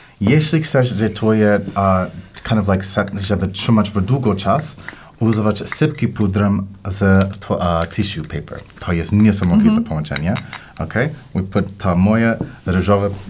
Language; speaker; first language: Polish; non-native, learner; English